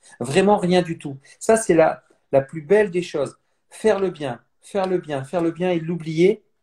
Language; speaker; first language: French; native; French